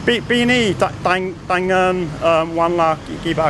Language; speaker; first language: Thai; non-native, learner; English